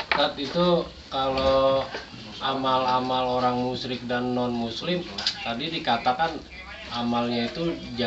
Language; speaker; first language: Indonesian; native; Indonesian